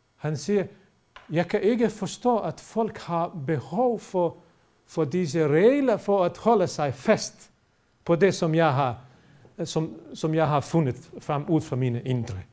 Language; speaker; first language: Danish; non-native, fluent; Bosnian